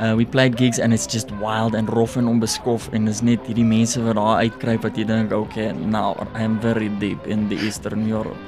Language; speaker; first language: English; non-native, local second language; Afrikaans